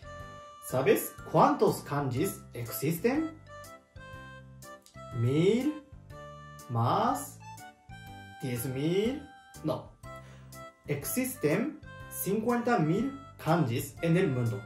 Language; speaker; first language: Spanish; non-native, learner; Japanese